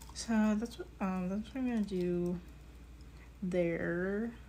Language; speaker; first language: English; native; English